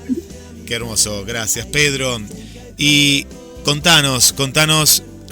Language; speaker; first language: Spanish; native; Spanish